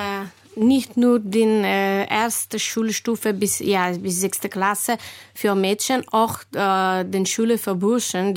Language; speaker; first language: German; non-native, learner; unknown